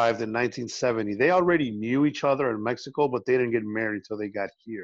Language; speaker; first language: English; early bilingual, other home language; Spanish